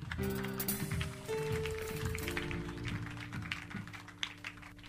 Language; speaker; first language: English; non-native, local second language; Akan